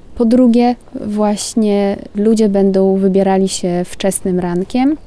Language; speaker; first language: Polish; native; Polish